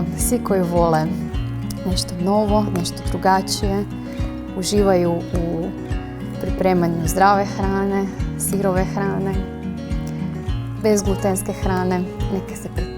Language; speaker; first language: Croatian; native; Croatian